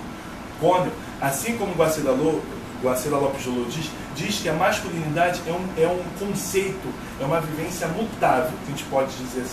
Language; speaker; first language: Portuguese; native; Portuguese